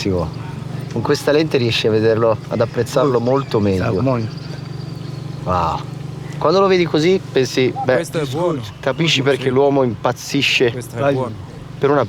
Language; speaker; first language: Italian; native; Italian